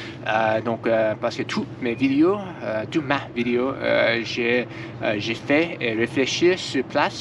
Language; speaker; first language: French; non-native, learner; English